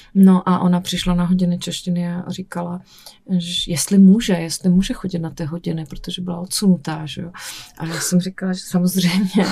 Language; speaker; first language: Czech; native; Czech